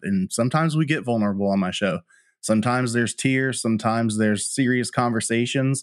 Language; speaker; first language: English; native; English